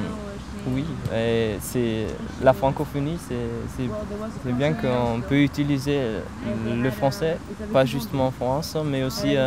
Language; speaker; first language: French; non-native, fluent; German